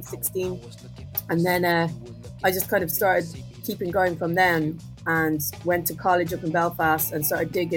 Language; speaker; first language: English; native; English